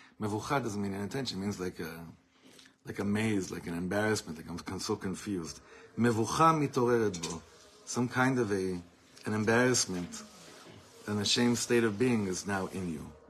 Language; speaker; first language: English; native; English